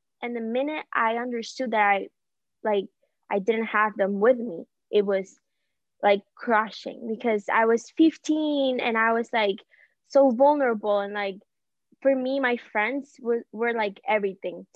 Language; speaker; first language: English; non-native, fluent; Spanish